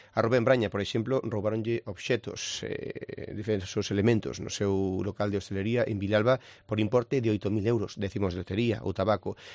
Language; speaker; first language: Galician; native; Galician